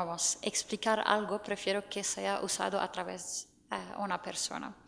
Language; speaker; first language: Spanish; non-native, fluent; Arabic